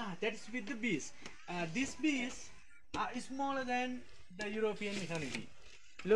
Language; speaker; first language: English; non-native, fluent; Sinhala